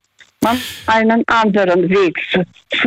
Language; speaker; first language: German; non-native, fluent; Russian